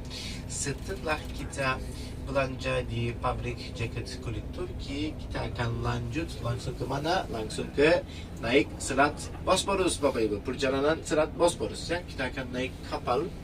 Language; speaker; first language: Indonesian; non-native, fluent; Turkish